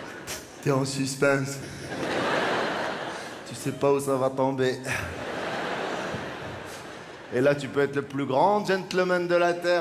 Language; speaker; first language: French; native; French